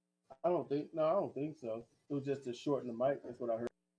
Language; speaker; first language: English; native; English